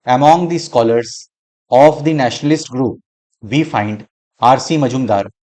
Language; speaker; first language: English; non-native, local second language; Hindi